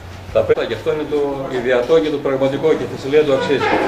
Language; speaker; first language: Greek; native; Greek